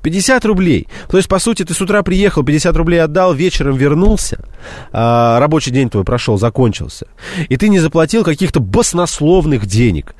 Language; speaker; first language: Russian; native; Russian